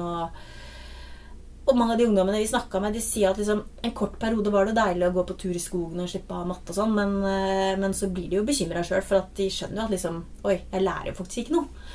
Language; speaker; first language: Norwegian; native; Norwegian